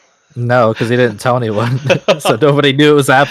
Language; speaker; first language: English; native; English